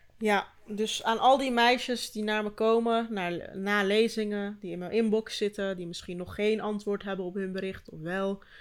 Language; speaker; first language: Dutch; early bilingual, other home language; Turkish